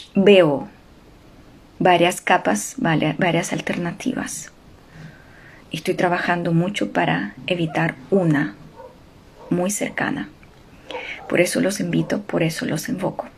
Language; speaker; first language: Spanish; non-native, fluent; Ukrainian